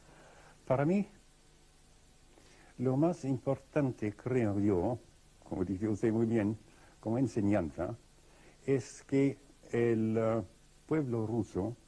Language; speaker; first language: Spanish; non-native, fluent; Russian